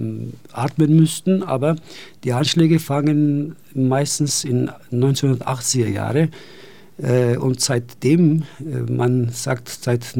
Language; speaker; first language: German; non-native, fluent; Turkish